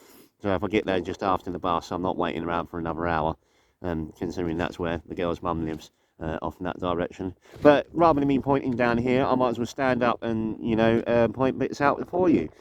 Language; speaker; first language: English; native; English